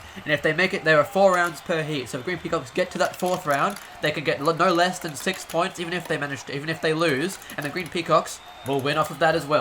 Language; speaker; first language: English; native; English